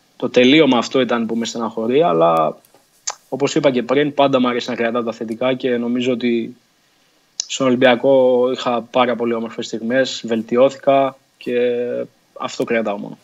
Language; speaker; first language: Greek; early bilingual, other home language; Portuguese